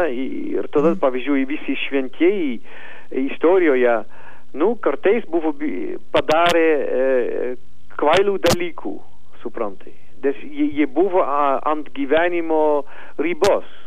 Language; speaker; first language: Lithuanian; non-native, learner; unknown